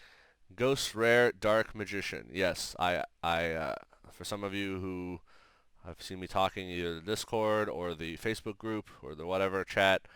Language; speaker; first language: English; native; English